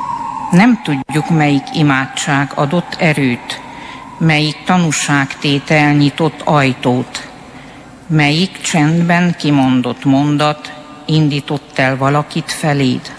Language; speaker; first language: Hungarian; native; Hungarian